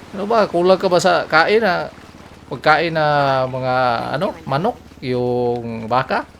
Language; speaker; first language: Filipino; non-native, local second language; Cebuano